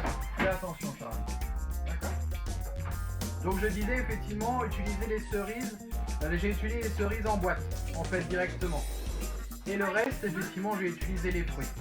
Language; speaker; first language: French; native; French